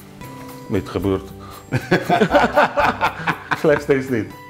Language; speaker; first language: Dutch; non-native, learner; Hungarian